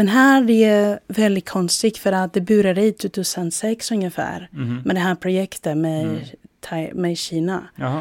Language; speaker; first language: Swedish; non-native, fluent; Spanish